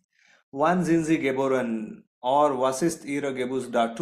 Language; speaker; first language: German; non-native, fluent; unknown